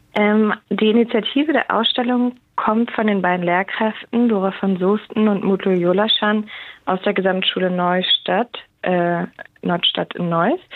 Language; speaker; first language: German; native; German